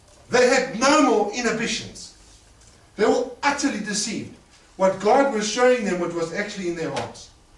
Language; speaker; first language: English; native; English